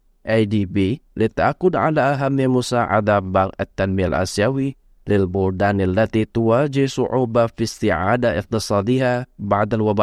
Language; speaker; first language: Arabic; non-native, fluent; Indonesian